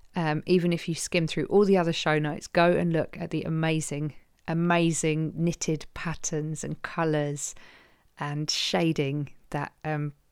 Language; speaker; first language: English; native; English